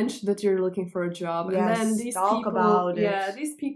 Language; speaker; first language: English; non-native, fluent; Czech